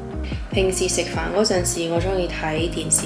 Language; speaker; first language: Chinese; early bilingual, heritage; Cantonese